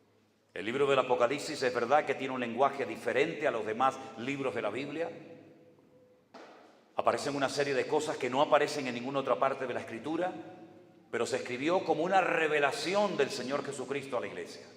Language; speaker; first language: Spanish; native; Spanish